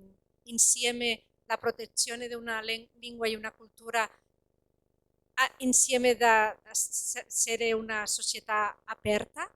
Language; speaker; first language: Italian; non-native, fluent; Catalan